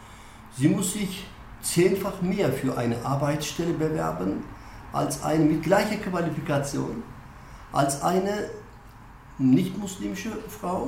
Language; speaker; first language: German; non-native, fluent; Turkish